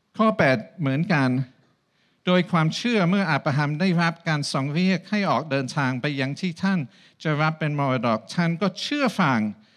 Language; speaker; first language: Thai; non-native, fluent; English